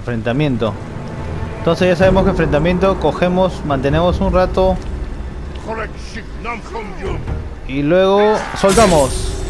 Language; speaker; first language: Spanish; native; Spanish